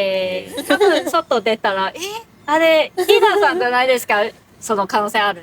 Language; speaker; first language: Japanese; non-native, learner; Cantonese